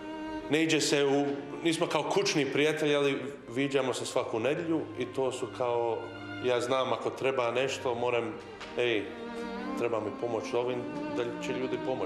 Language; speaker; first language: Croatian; early bilingual, heritage; Croatian